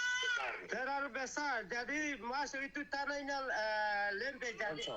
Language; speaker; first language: Indonesian; non-native, local second language; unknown